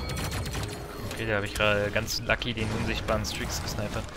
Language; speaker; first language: German; native; German